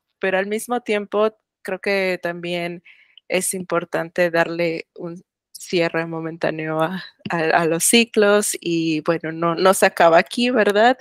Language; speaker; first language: Spanish; native; Spanish